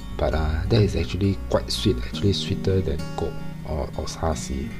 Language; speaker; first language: English; non-native, local second language; Chinese